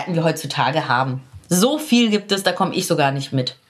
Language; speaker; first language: German; early bilingual, other home language; Polish